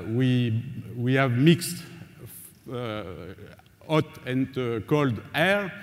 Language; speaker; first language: English; non-native, learner; French